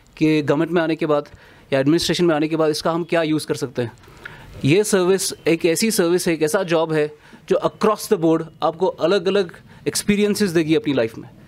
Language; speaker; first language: Hindi; non-native, local second language; Kashmiri